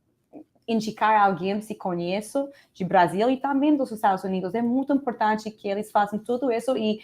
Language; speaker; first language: Portuguese; non-native, fluent; Spanish